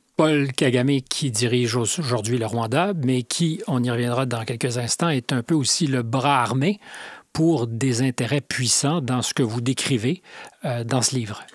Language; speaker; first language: French; native; French